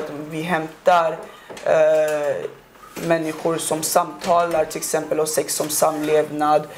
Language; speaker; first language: Swedish; early bilingual, other home language; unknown